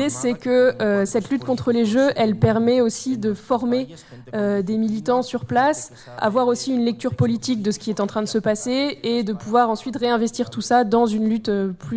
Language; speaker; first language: French; native; French